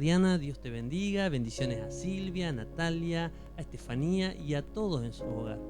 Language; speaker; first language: Spanish; native; Spanish